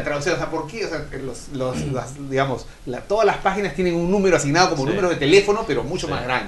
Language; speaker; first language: Spanish; native; Spanish